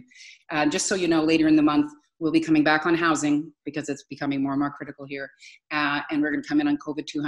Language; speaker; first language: English; native; English